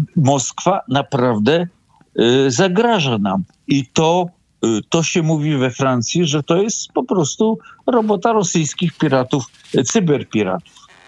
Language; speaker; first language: Polish; native; Polish